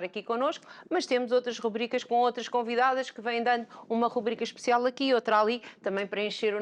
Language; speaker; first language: Portuguese; native; Portuguese